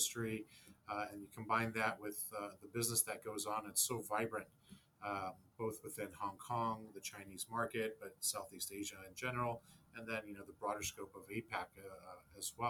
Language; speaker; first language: English; native; English